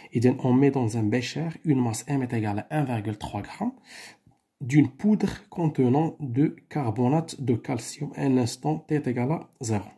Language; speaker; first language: French; non-native, local second language; Arabic